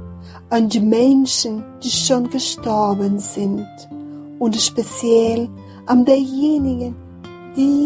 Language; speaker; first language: German; non-native, fluent; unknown